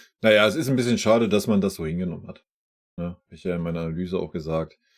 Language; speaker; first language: German; native; German